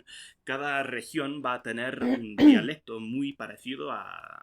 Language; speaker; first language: Spanish; non-native, fluent; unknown